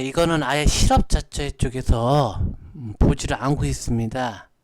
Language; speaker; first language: Korean; native; Korean